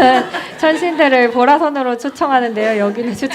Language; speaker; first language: Korean; native; Korean